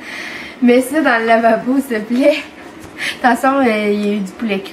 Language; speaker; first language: French; native; French